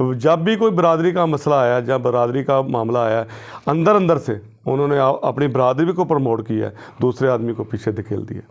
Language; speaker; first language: Urdu; non-native, local second language; Punjabi